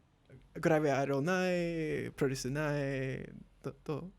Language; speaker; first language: Japanese; non-native, learner; English